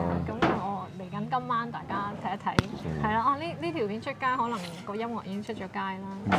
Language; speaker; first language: Cantonese; native; Cantonese